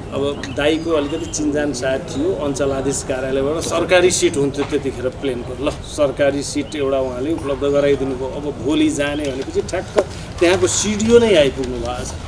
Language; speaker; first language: Nepali; non-native, local second language; Maithili